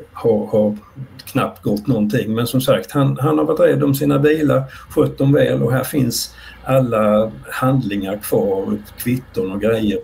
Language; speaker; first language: Swedish; native; Swedish